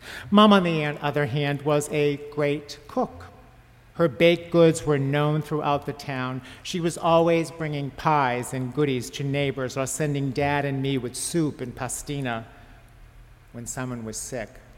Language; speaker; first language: English; native; English